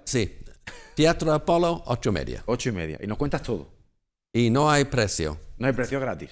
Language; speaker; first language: Spanish; native; Spanish